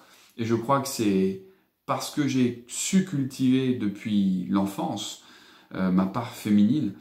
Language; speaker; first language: French; native; French